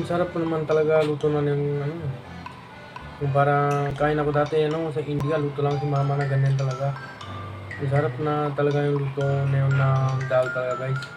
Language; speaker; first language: Filipino; non-native, learner; Punjabi